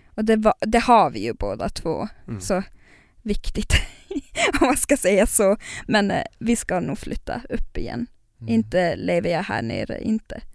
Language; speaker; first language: Swedish; non-native, local second language; Northern Sami